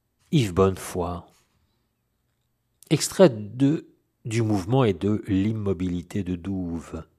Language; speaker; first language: French; native; French